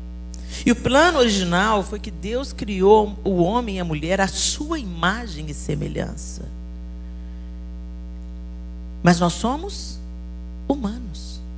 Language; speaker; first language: Portuguese; native; Portuguese